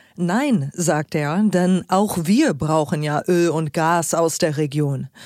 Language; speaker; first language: German; native; German